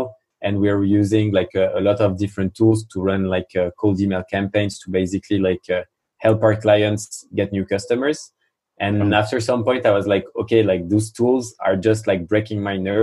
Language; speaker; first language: English; non-native, fluent; French